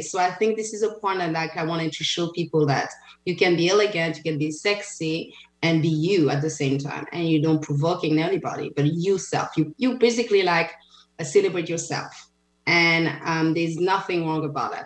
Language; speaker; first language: English; non-native, fluent; French